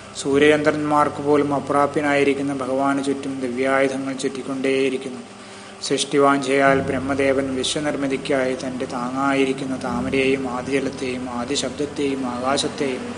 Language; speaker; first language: Malayalam; native; Malayalam